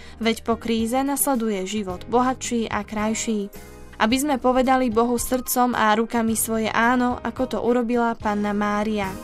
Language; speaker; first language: Slovak; native; Slovak